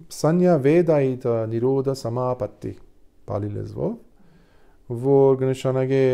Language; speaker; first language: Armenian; early bilingual, heritage; Armenian